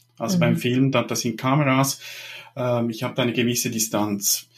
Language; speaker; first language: German; native; German